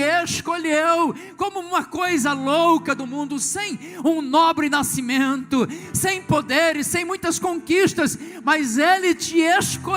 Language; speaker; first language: Portuguese; native; Portuguese